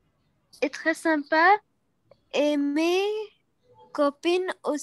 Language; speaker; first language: French; non-native, learner; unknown